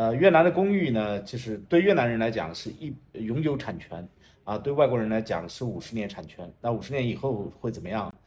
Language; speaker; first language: Chinese; native; Chinese